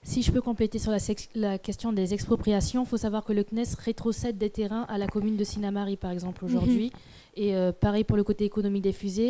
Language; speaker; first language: French; native; French